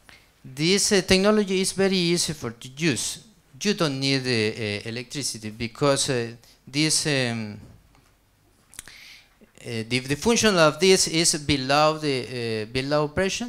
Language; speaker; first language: English; non-native, learner; Spanish